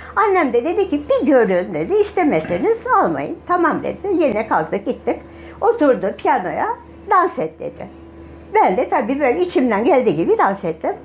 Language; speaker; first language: Turkish; native; Turkish